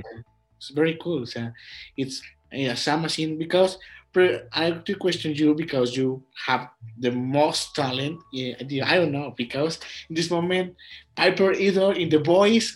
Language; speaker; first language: English; non-native, learner; Spanish